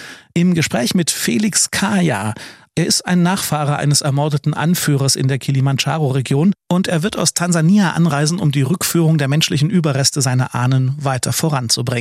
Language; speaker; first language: German; native; German